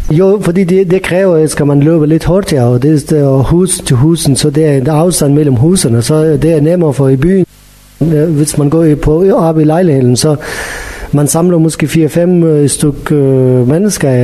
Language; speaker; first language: Danish; non-native, learner; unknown